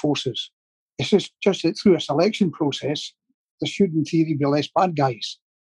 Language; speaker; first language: English; native; English